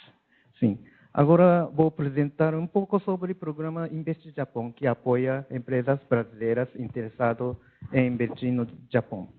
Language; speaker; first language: Portuguese; non-native, learner; Japanese